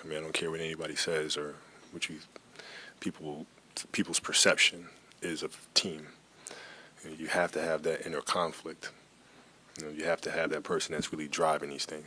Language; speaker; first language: English; early bilingual, other home language; Italian